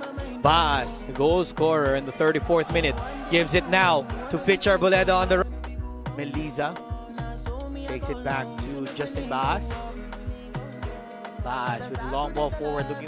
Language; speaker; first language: English; non-native, local second language; Filipino